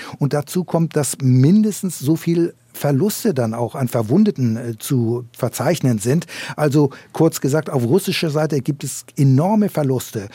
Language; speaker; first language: German; native; German